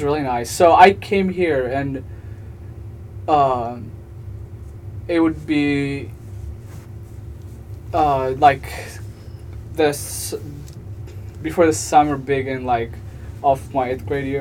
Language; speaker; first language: English; non-native, fluent; Tigrinya